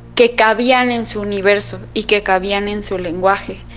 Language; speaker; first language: Spanish; native; Spanish